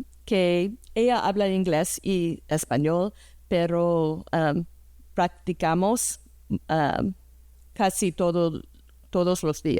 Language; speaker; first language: Spanish; early bilingual, heritage; English